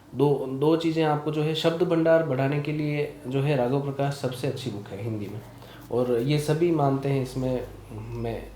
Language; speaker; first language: Hindi; native; Hindi